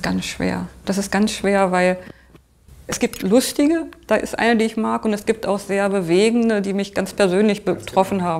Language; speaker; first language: German; native; German